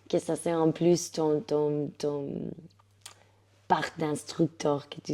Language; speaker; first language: French; non-native, fluent; Spanish